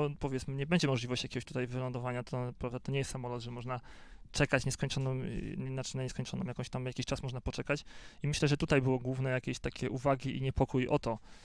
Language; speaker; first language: Polish; native; Polish